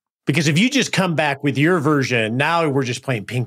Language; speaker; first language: English; native; English